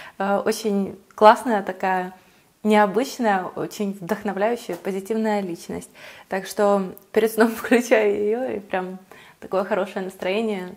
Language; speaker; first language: Russian; native; Russian